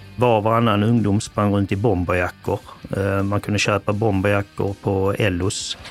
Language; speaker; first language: Swedish; native; Swedish